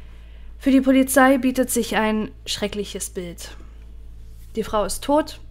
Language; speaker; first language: German; native; German